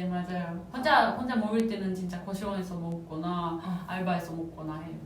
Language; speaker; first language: Korean; non-native, fluent; Japanese